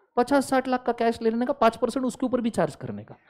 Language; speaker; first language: Hindi; non-native, local second language; Marathi